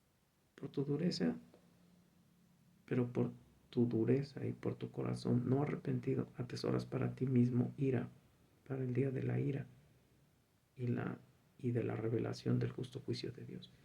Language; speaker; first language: Spanish; native; Spanish